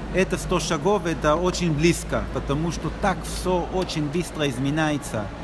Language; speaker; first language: Russian; non-native, learner; Hebrew